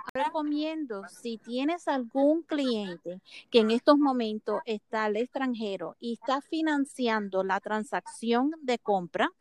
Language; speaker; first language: Spanish; early bilingual, heritage; Spanish